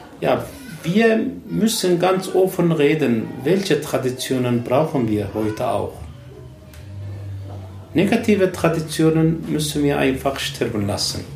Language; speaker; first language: German; non-native, learner; Turkish